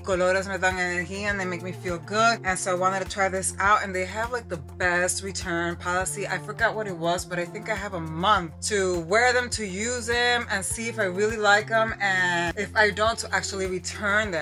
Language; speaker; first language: English; early bilingual, other home language; Spanish